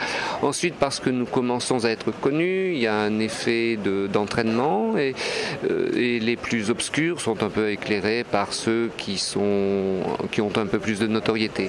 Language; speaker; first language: French; native; French